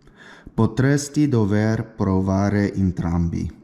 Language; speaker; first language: Italian; non-native, learner; English